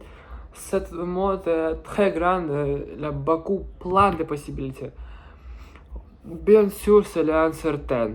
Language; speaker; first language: French; non-native, learner; Russian